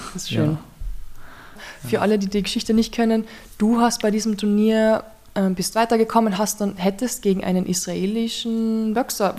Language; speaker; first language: German; native; German